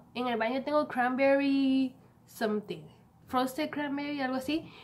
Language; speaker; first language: Spanish; native; Spanish